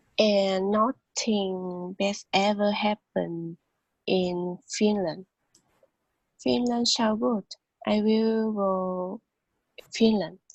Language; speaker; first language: English; non-native, learner; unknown